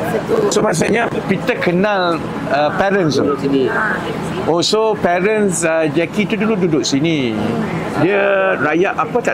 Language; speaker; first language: Malay; native; Malay